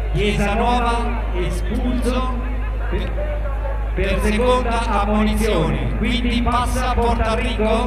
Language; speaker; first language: Italian; native; Italian